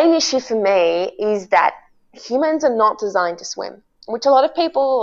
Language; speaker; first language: English; native; English